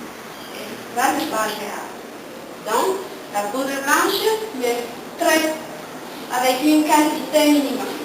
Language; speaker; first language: French; non-native, learner; Spanish